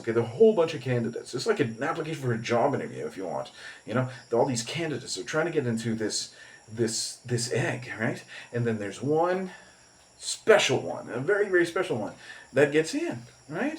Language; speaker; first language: English; native; English